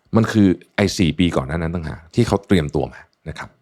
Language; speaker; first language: Thai; native; Thai